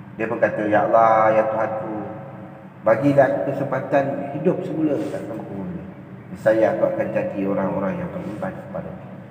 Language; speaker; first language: Malay; native; Malay